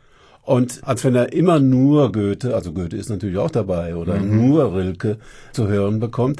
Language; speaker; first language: German; native; German